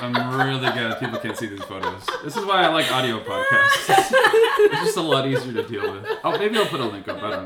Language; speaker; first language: English; early bilingual, other home language; Spanish